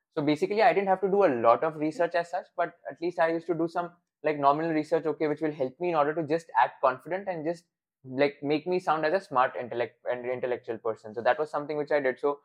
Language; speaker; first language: English; non-native, local second language; Hindi